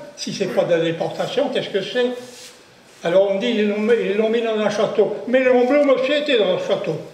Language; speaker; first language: French; native; French